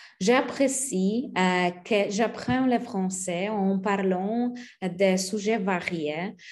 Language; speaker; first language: French; non-native, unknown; Polish